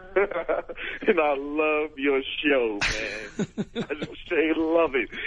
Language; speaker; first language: English; native; English